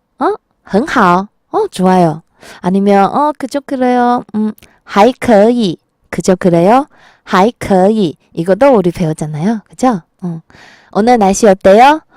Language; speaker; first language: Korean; non-native, fluent; Chinese